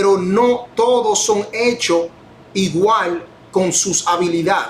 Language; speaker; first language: Spanish; non-native, fluent; English